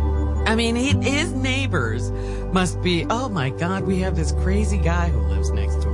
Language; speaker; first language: English; native; English